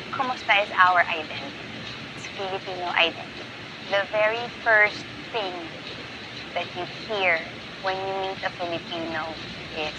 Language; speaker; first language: English; non-native, local second language; Filipino